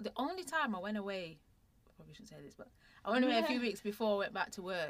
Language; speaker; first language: English; native; English